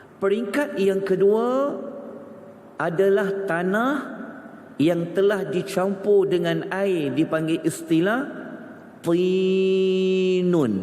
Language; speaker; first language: Malay; native; Malay